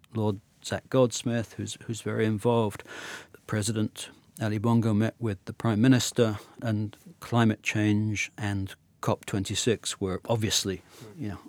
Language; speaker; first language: English; native; English